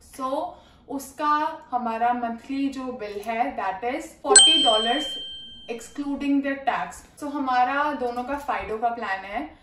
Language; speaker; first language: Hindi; non-native, local second language; Punjabi